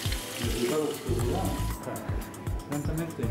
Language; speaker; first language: Spanish; non-native, learner; German